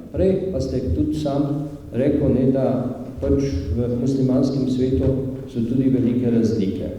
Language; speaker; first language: Slovenian; native; Slovenian